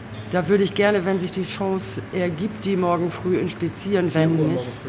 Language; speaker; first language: German; native; German